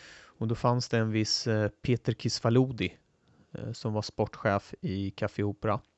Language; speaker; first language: Swedish; early bilingual, other home language; Turoyo